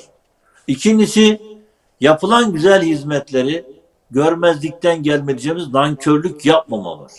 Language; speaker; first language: Turkish; native; Turkish